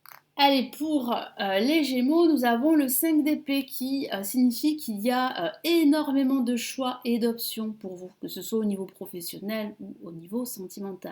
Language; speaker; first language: French; native; French